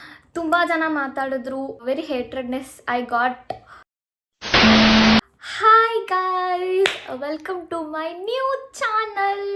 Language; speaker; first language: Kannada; native; Kannada